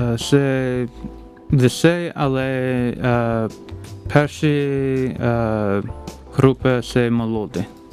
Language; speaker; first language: Ukrainian; non-native, learner; English